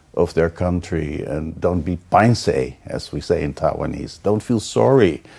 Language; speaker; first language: English; non-native, fluent; Dutch